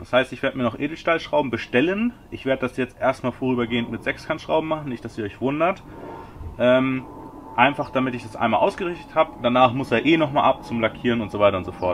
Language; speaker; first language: German; native; German